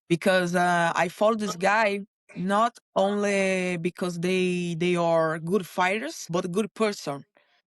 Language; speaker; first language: English; non-native, learner; Portuguese